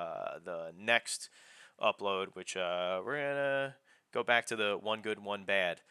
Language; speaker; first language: English; native; English